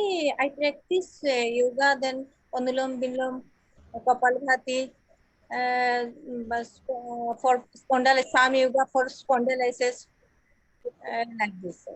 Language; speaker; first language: English; non-native, learner; Assamese